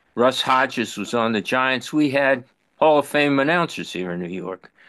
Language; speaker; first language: English; native; English